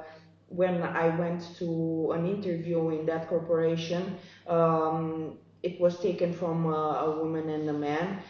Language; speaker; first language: English; non-native, fluent; Romanian